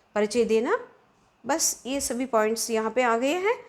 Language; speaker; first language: Hindi; non-native, local second language; Telugu